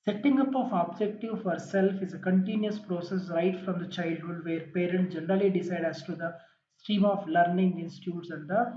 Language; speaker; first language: English; non-native, local second language; Kannada